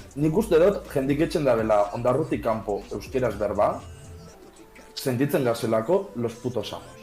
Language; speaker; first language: Basque; native; Basque